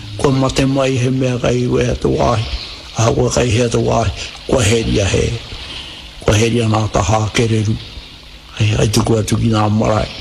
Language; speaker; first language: Māori; native; Māori